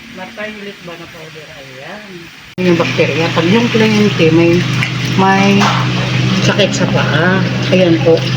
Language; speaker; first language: Filipino; non-native, local second language; Waray